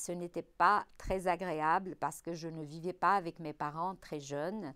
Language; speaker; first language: French; non-native, local second language; Arabic